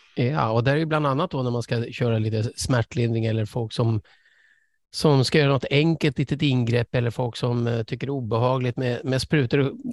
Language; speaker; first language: Swedish; early bilingual, other home language; English